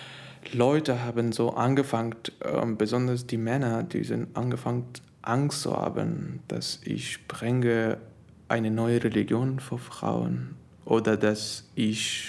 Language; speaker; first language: German; non-native, fluent; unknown